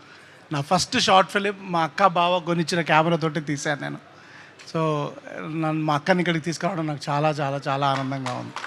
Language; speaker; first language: Telugu; native; Telugu